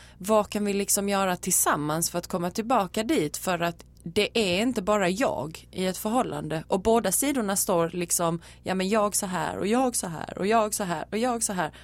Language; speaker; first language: Swedish; native; Swedish